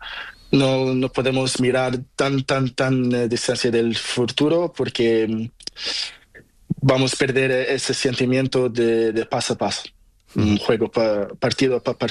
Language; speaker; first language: Spanish; non-native, learner; Portuguese